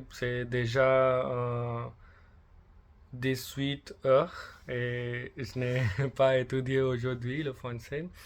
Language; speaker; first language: French; non-native, learner; English